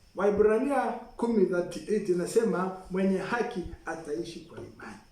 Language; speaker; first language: Swahili; non-native, local second language; Masai